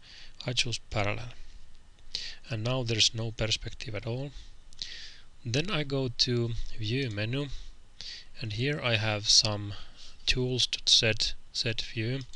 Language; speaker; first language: English; non-native, fluent; Finnish